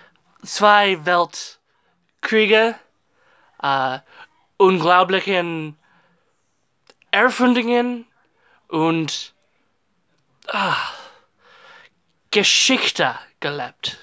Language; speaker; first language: German; non-native, learner; English